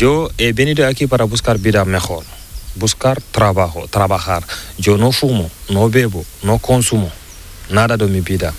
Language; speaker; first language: Spanish; non-native, learner; Fula